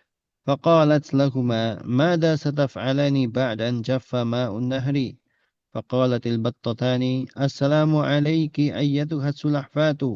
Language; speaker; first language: Arabic; non-native, fluent; Indonesian